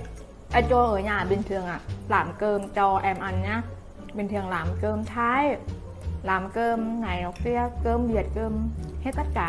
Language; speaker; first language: Vietnamese; non-native, learner; Thai